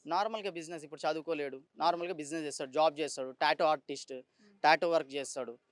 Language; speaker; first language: Telugu; native; Telugu